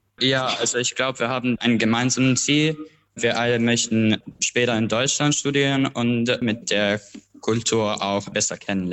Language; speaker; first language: German; non-native, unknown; Albanian